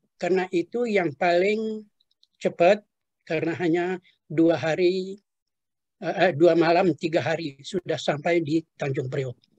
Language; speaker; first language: Indonesian; non-native, local second language; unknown